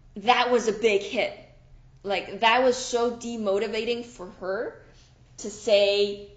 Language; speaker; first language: English; non-native, fluent; German